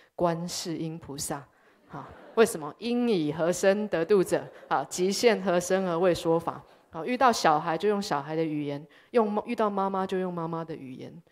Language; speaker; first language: Chinese; early bilingual, heritage; Chinese